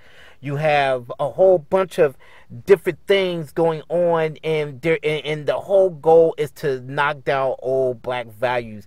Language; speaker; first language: English; native; English